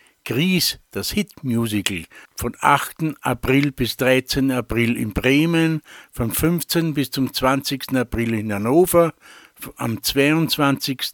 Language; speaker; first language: German; native; German